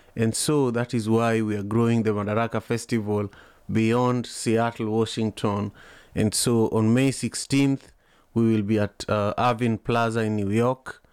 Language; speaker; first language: English; non-native, local second language; Luo (Kenya and Tanzania)